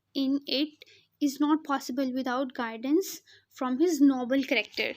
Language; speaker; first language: English; non-native, local second language; Urdu